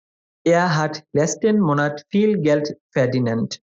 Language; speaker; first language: German; non-native, fluent; Bangla